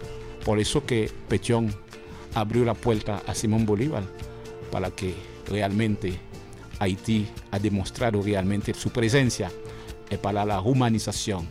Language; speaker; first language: Spanish; non-native, fluent; Haitian Creole